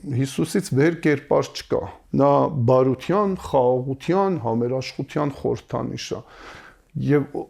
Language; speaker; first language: Armenian; native; Armenian